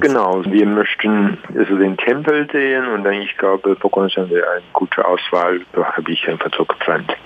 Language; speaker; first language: German; non-native, learner; Chinese